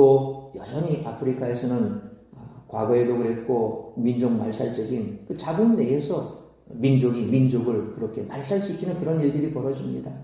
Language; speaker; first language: Korean; native; Korean